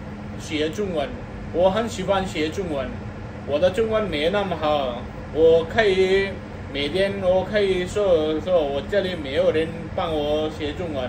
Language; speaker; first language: Chinese; non-native, learner; Telugu